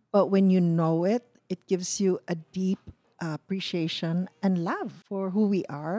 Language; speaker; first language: English; non-native, local second language; Cebuano